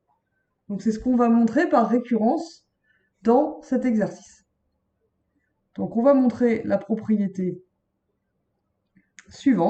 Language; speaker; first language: French; native; French